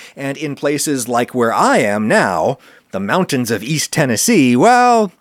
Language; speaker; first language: English; native; English